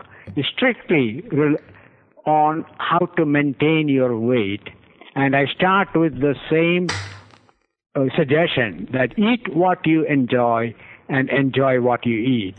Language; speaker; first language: English; non-native, local second language; Malayalam